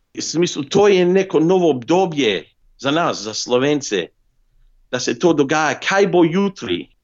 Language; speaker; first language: Slovenian; early bilingual, heritage; Slovenian